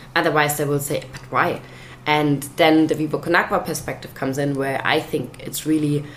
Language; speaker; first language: English; non-native, fluent; German